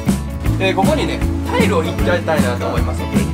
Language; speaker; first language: Japanese; native; Japanese